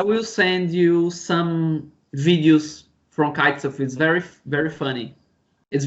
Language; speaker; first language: English; non-native, learner; Portuguese